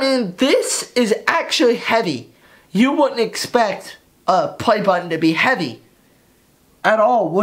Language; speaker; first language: English; native; English